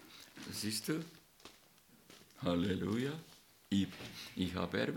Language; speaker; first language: German; non-native, learner; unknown